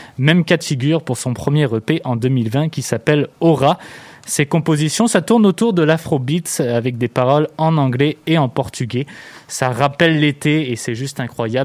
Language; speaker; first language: French; native; French